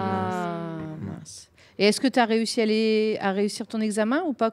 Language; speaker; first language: French; native; French